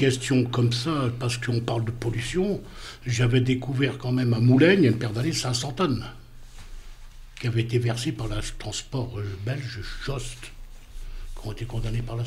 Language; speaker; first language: French; native; French